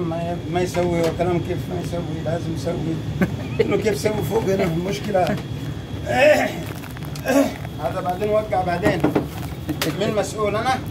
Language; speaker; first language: Arabic; non-native, learner; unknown